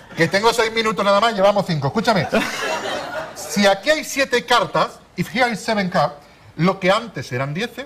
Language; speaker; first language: Spanish; native; Spanish